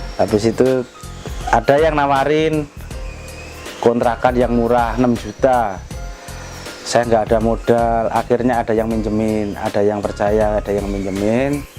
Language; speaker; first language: Indonesian; non-native, local second language; Javanese